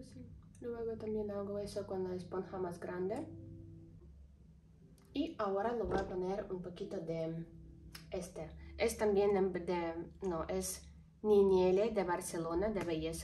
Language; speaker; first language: Spanish; non-native, learner; Ukrainian